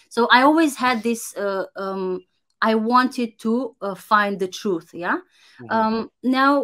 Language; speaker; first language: English; non-native, fluent; Romanian